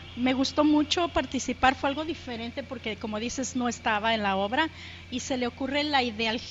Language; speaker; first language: Spanish; native; Spanish